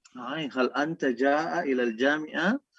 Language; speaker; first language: Arabic; non-native, fluent; Indonesian